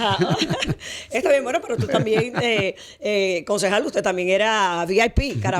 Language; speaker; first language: Spanish; native; Spanish